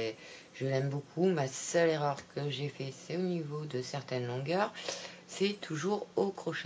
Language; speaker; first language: French; native; French